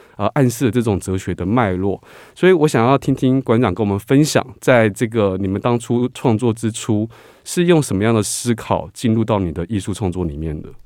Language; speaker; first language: Chinese; native; Chinese